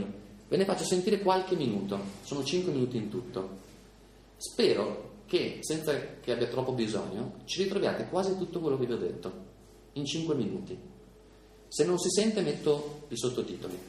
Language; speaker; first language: Italian; native; Italian